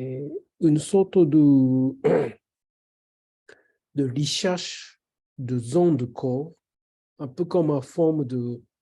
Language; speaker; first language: French; non-native, fluent; Japanese